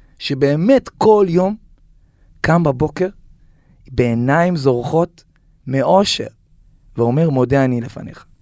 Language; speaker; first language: Hebrew; native; Hebrew